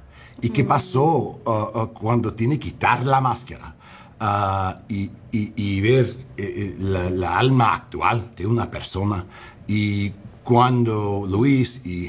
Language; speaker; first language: Spanish; non-native, learner; English